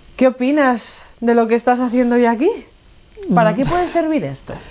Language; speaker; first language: Spanish; native; Spanish